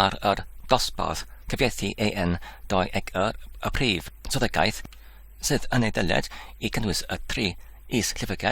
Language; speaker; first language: Welsh; non-native, learner; English